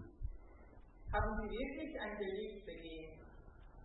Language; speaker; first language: German; non-native, fluent; Italian